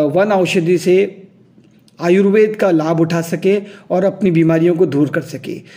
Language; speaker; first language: Hindi; non-native, local second language; Urdu